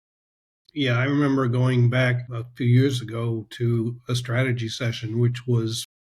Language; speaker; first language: English; native; English